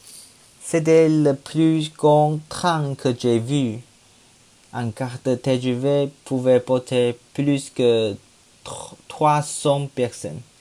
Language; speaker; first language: French; non-native, learner; Chinese